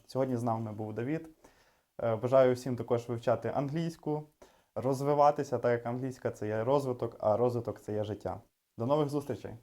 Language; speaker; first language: Ukrainian; native; Ukrainian